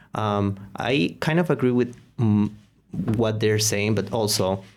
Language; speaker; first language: English; non-native, fluent; Spanish